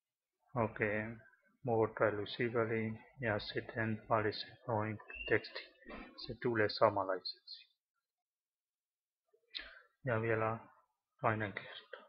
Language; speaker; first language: Finnish; non-native, learner; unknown